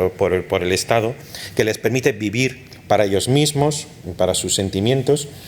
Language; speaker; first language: Spanish; native; Spanish